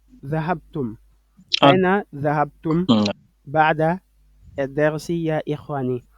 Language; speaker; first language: Arabic; non-native, fluent; French